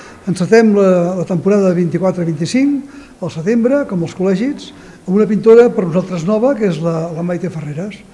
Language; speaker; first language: Catalan; native; Catalan